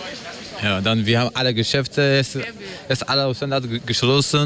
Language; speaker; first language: German; non-native, learner; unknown